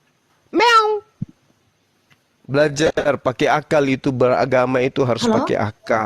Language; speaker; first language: Indonesian; native; Indonesian